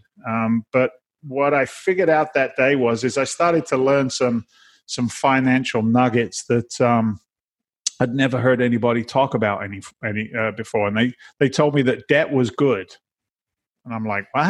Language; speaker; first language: English; native; English